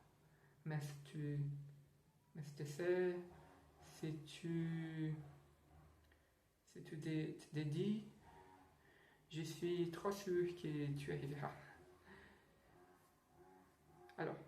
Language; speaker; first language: French; non-native, learner; Portuguese